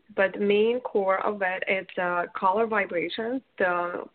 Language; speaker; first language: English; non-native, fluent; Russian